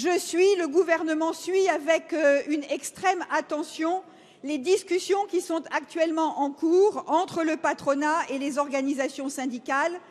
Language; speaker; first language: French; native; French